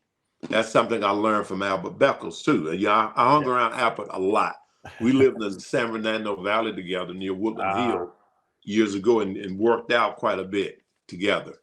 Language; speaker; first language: English; native; English